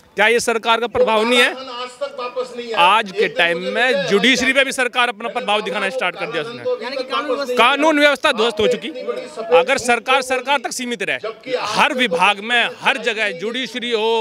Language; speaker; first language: Hindi; native; Hindi